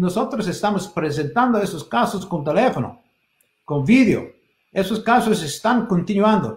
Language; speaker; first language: Spanish; non-native, fluent; English